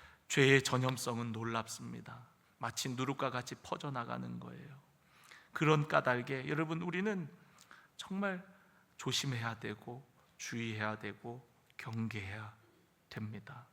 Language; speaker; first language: Korean; native; Korean